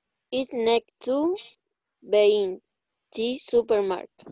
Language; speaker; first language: English; non-native, learner; Spanish